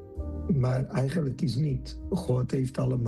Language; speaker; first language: Dutch; non-native, fluent; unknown